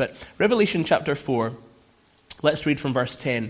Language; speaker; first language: English; native; English